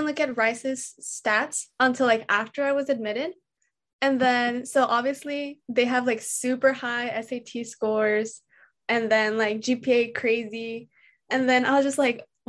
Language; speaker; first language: English; native; English